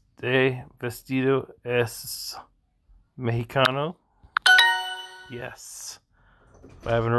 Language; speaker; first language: Spanish; non-native, learner; English